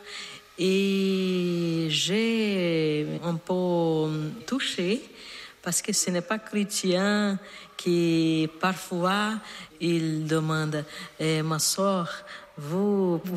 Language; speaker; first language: French; non-native, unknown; Portuguese